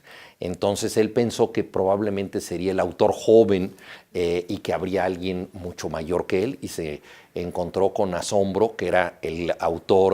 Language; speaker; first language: Spanish; native; Spanish